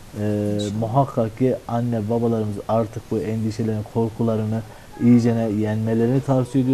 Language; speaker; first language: Turkish; native; Turkish